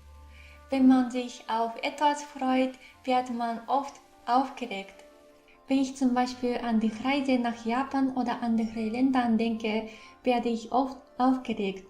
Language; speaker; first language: German; non-native, fluent; Japanese